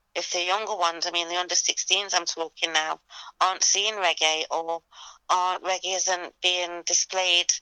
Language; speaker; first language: English; native; English